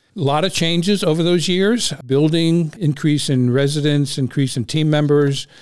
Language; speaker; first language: English; native; English